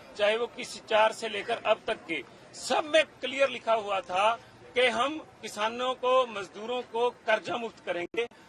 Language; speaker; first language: Hindi; native; Hindi